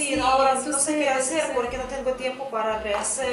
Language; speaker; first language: Spanish; non-native, fluent; Russian